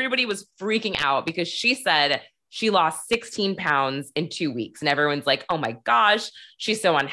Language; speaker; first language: English; native; English